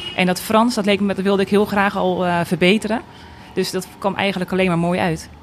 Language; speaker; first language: Dutch; native; Dutch